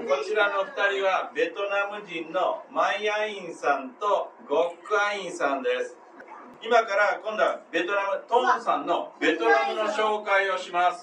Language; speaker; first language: Japanese; native; Japanese